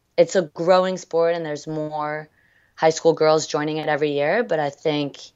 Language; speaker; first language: English; early bilingual, other home language; French